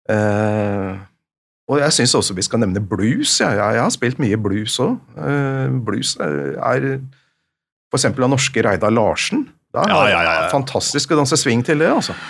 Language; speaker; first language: Norwegian; native; Norwegian